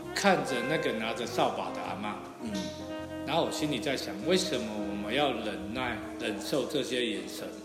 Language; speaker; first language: Chinese; non-native, local second language; Min Nan Chinese